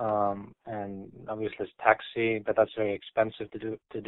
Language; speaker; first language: English; non-native, fluent; Icelandic